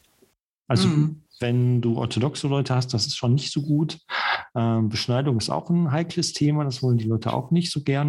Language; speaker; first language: German; native; German